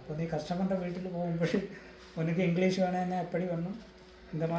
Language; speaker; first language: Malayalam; non-native, learner; Tamil